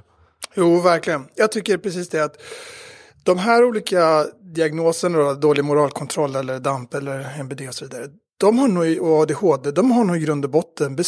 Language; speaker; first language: Swedish; native; Swedish